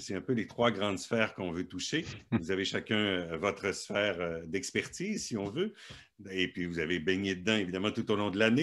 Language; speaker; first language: French; native; French